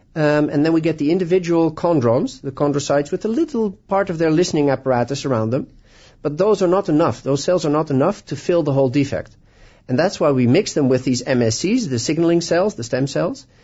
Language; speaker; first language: English; non-native, fluent; Dutch